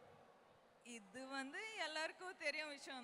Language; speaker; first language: Tamil; non-native, local second language; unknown